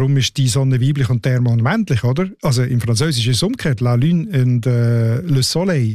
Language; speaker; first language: German; native; German